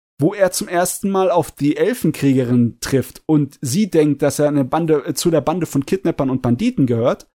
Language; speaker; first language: German; native; German